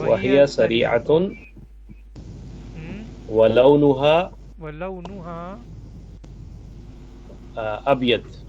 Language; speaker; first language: Arabic; non-native, learner; Urdu